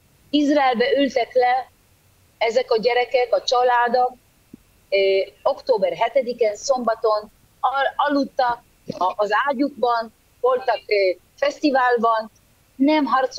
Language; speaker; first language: Hungarian; early bilingual, heritage; Hebrew